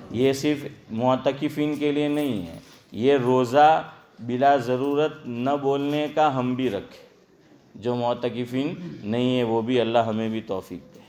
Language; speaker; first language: Hindi; non-native, local second language; Gujarati